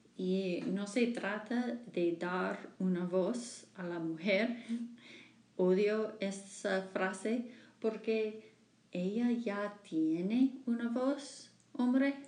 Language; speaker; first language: Spanish; non-native, learner; English